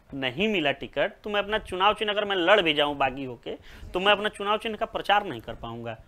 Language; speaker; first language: Hindi; native; Hindi